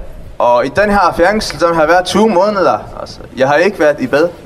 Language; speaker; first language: Danish; non-native, learner; Tigrinya